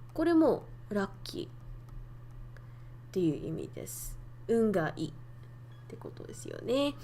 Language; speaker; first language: Japanese; non-native, fluent; Vietnamese